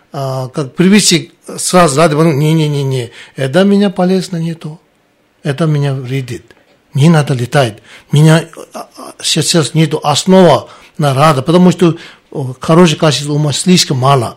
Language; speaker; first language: Russian; non-native, learner; Tibetan